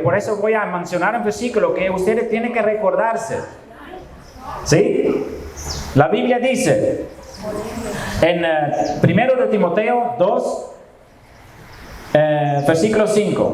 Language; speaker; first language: Spanish; non-native, fluent; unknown